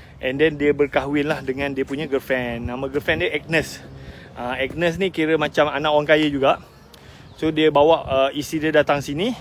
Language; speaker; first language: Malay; native; Malay